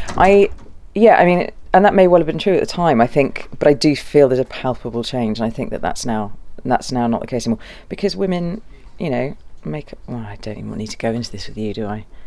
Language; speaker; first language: English; early bilingual, other home language; German